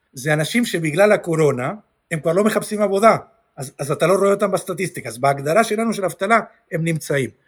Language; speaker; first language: Hebrew; non-native, fluent; Spanish